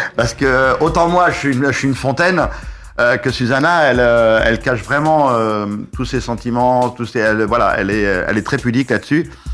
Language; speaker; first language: French; native; French